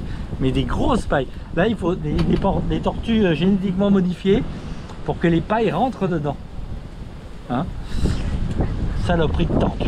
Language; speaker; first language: French; native; French